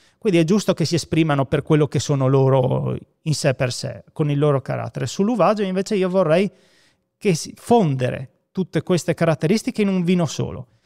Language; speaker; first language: Italian; native; Italian